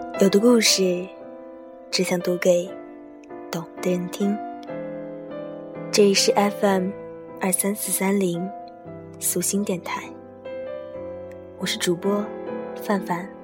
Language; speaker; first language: Chinese; native; Chinese